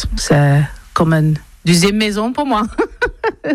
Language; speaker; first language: French; non-native, learner; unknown